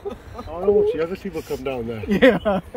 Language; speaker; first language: English; non-native, learner; Turkish